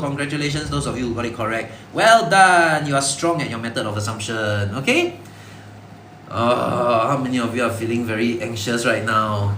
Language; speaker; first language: English; non-native, local second language; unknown